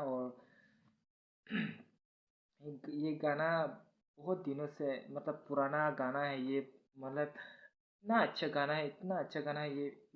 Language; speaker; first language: Hindi; non-native, local second language; Kok Borok